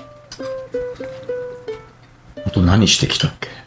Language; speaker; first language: Japanese; native; Japanese